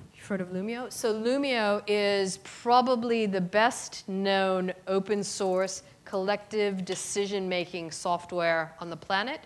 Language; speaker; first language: English; native; English